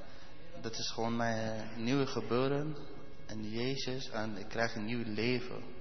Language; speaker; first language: Dutch; non-native, learner; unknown